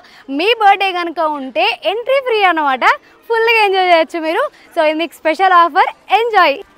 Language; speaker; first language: Telugu; native; Telugu